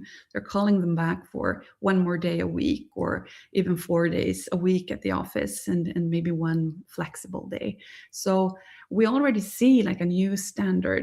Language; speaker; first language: English; non-native, fluent; Swedish